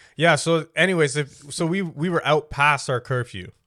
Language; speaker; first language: English; native; English